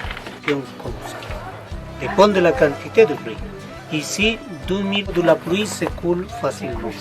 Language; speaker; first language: French; non-native, fluent; Spanish